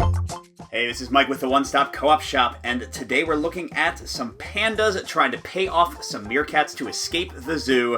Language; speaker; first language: English; native; English